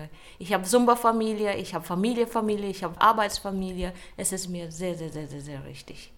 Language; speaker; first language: German; non-native, fluent; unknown